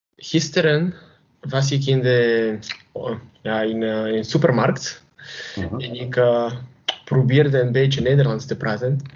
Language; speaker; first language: Dutch; non-native, learner; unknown